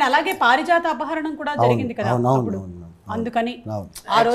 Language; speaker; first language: Telugu; native; Telugu